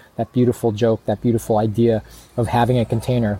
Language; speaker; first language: English; native; English